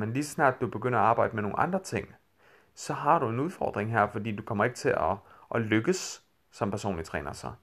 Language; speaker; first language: Danish; native; Danish